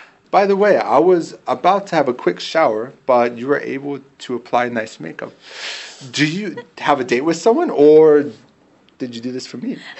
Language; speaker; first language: English; native; English